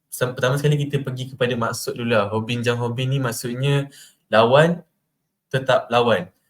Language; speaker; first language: Malay; native; Malay